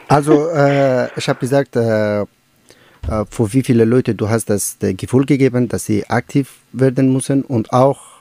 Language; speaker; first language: German; non-native, learner; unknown